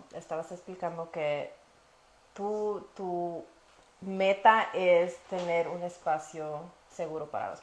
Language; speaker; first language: Spanish; early bilingual, heritage; Spanish